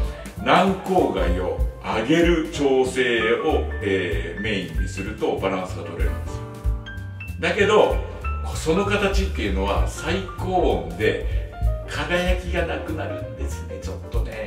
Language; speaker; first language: Japanese; native; Japanese